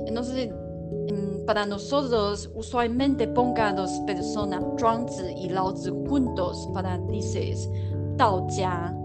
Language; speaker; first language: Spanish; non-native, learner; Chinese